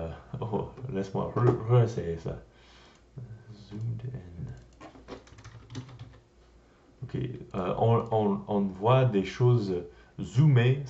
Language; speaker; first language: French; non-native, learner; English